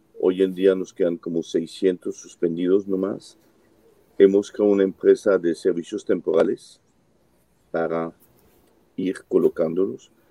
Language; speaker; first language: Spanish; non-native, fluent; French